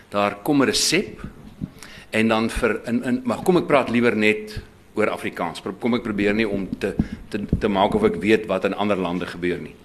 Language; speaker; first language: Afrikaans; native; Afrikaans